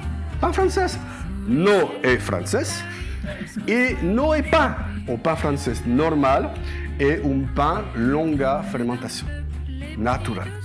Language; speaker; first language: Portuguese; non-native, learner; French